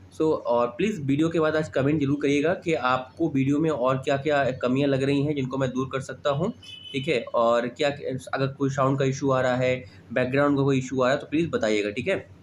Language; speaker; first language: Hindi; native; Hindi